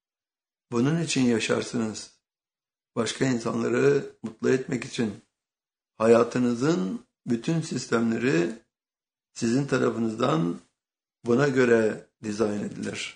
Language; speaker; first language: Turkish; native; Turkish